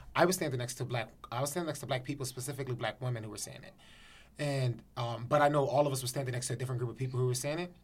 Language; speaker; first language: English; native; English